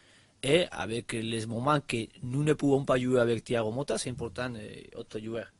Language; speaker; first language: French; non-native, learner; Spanish